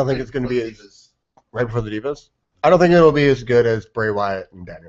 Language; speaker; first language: English; native; English